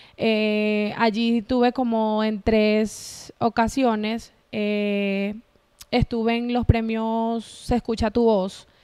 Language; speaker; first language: Spanish; native; Spanish